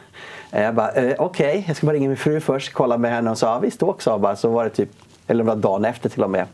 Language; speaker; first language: Swedish; native; Swedish